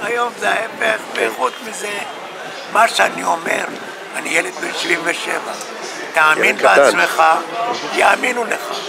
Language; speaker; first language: Hebrew; early bilingual, other home language; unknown